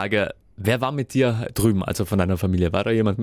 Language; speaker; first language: German; native; German